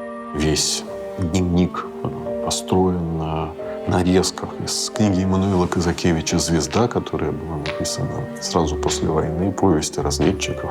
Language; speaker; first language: Russian; native; Russian